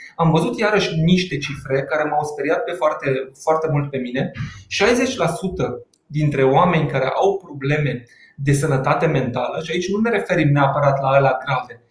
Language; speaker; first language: Romanian; non-native, local second language; Hungarian